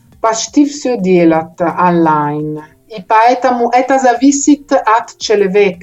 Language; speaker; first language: Russian; non-native, learner; Italian